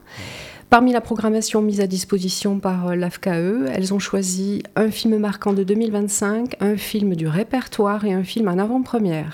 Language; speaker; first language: French; native; French